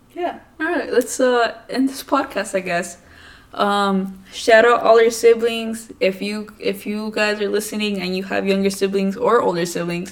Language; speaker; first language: English; early bilingual, other home language; Spanish